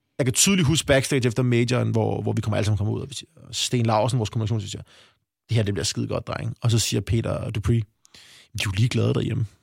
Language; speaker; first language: Danish; native; Danish